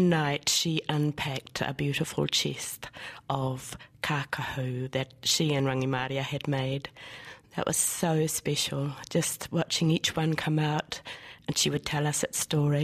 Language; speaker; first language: English; native; English